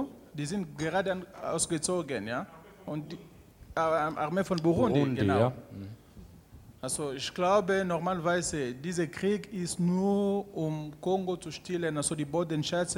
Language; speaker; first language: German; non-native, learner; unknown